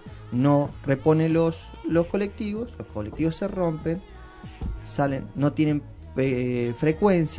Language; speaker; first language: Spanish; native; Spanish